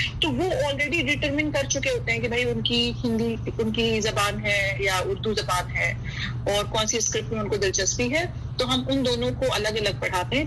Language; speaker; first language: Urdu; native; Urdu